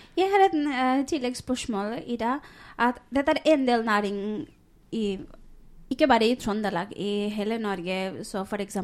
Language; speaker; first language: Norwegian; non-native, fluent; Bangla